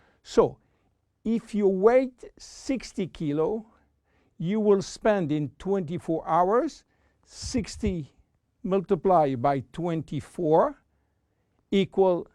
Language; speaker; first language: English; non-native, fluent; French